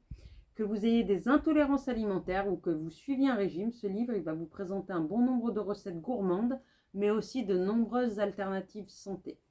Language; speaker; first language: French; native; French